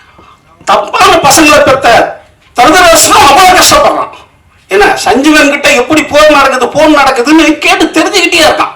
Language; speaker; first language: Tamil; native; Tamil